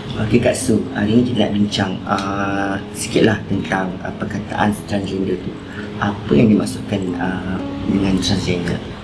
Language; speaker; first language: Malay; native; Malay